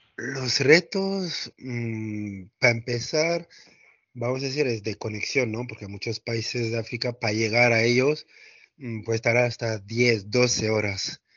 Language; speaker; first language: Spanish; non-native, fluent; French